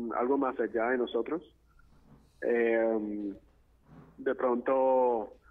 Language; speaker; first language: Spanish; non-native, fluent; English